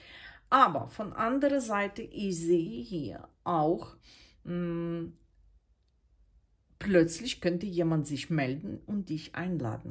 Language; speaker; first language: German; non-native, fluent; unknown